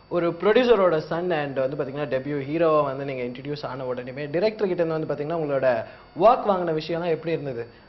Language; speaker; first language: Tamil; native; Tamil